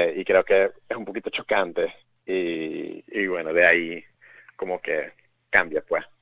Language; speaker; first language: Spanish; early bilingual, heritage; Spanish